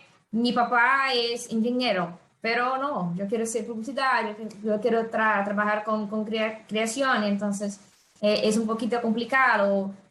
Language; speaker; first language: Spanish; non-native, fluent; Portuguese